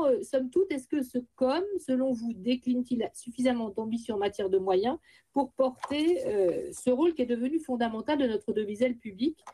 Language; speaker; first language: French; native; French